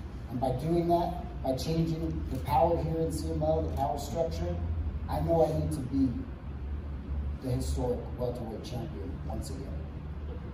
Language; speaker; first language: English; native; English